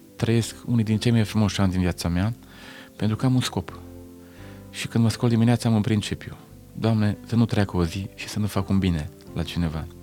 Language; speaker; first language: Romanian; native; Romanian